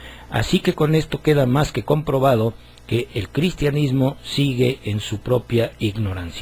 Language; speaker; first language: Spanish; native; Spanish